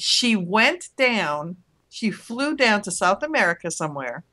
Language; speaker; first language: English; native; English